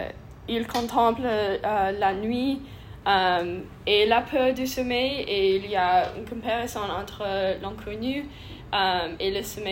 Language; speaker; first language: French; non-native, learner; English